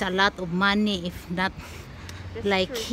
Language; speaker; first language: English; non-native, local second language; Filipino